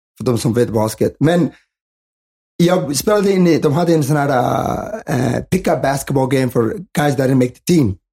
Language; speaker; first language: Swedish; early bilingual, other home language; Somali